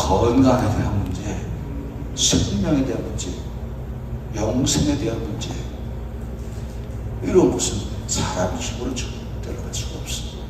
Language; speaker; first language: Korean; native; Korean